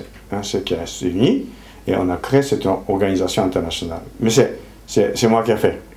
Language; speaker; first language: French; non-native, fluent; Japanese